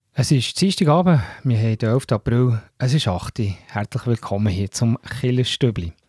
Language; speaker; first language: German; native; German